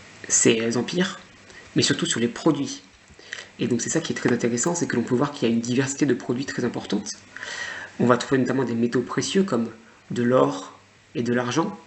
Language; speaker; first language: French; native; French